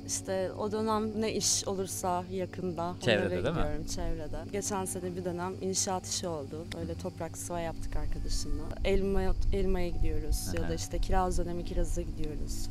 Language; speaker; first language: Turkish; native; Turkish